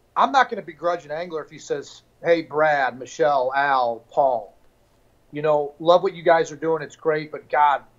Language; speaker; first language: English; native; English